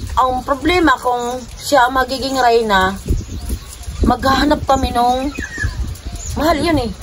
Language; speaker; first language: Filipino; non-native, local second language; Waray